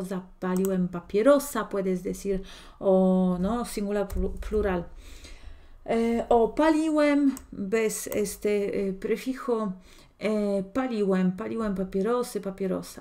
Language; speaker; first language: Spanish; non-native, fluent; Polish